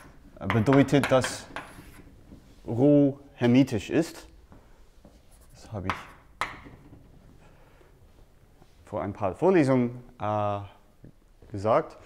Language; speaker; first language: German; non-native, fluent; English